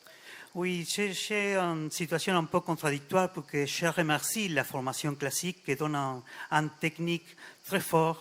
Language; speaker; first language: French; non-native, fluent; Spanish